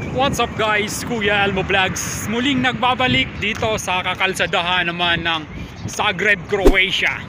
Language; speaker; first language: Filipino; native; Filipino